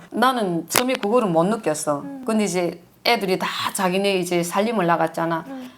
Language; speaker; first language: Korean; native; Korean